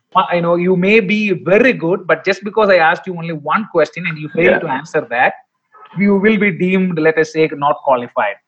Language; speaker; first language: English; non-native, local second language; Malayalam